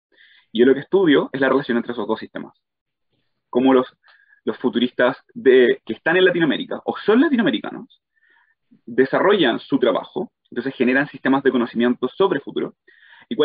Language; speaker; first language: Spanish; native; Spanish